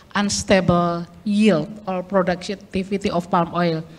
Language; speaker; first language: English; non-native, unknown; Indonesian